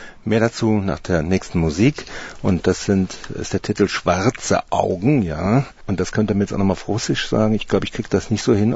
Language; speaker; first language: German; native; German